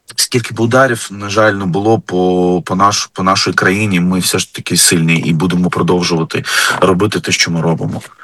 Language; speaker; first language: Ukrainian; non-native, fluent; Arabic